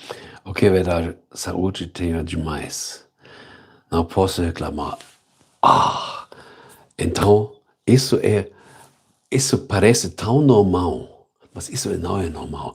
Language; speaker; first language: Portuguese; non-native, learner; German